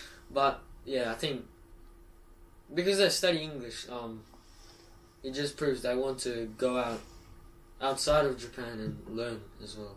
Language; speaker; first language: English; early bilingual, other home language; Japanese